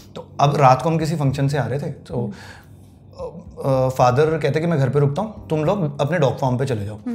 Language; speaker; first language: Hindi; native; Hindi